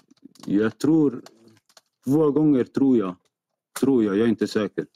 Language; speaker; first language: Swedish; non-native, fluent; Arabic